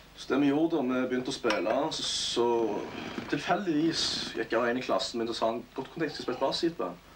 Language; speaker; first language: Norwegian; native; Norwegian